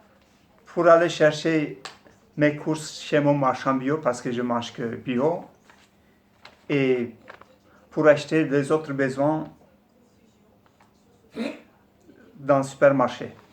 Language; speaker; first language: French; non-native, fluent; Turkish